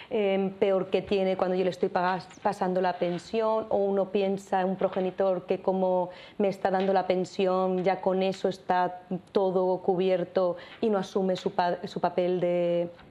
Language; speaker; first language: Spanish; native; Spanish